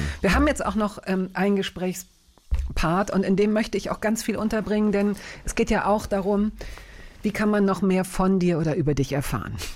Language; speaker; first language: German; native; German